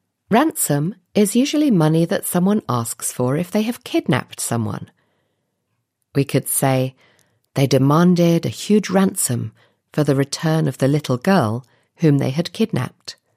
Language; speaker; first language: English; native; English